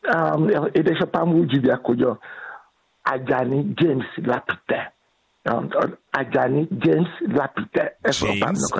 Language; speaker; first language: Hungarian; non-native, fluent; Yoruba